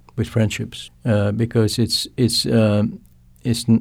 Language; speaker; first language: English; non-native, fluent; Cree